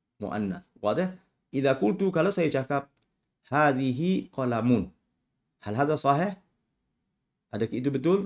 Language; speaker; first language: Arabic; non-native, fluent; Malay